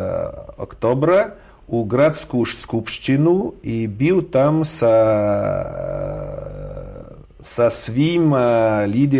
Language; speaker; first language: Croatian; non-native, fluent; Russian